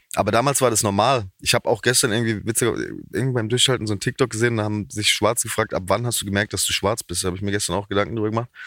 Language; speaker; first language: German; native; German